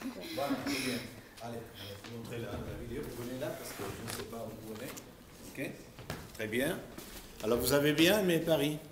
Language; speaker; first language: French; non-native, fluent; Spanish